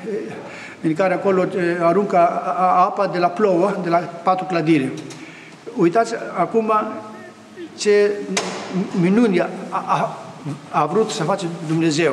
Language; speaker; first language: Romanian; non-native, fluent; Greek